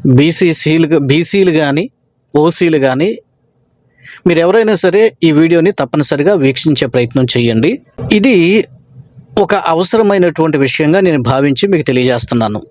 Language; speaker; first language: Telugu; native; Telugu